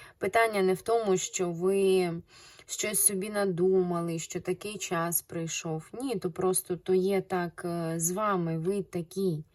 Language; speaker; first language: Ukrainian; non-native, local second language; Russian